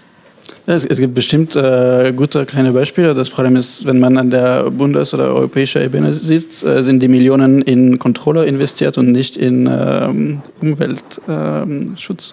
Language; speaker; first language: German; non-native, fluent; French